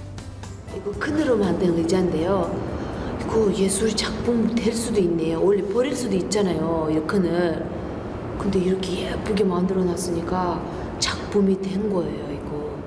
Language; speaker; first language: Korean; non-native, fluent; Uzbek